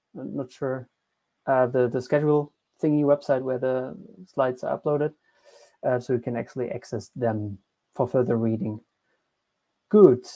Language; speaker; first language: English; non-native, fluent; German